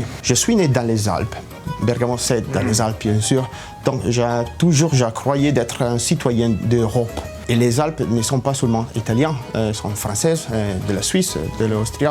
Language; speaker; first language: French; non-native, learner; Italian